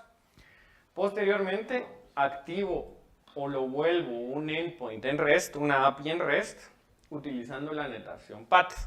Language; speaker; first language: Spanish; native; Spanish